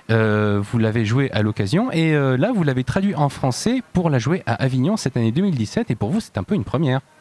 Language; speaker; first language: French; native; French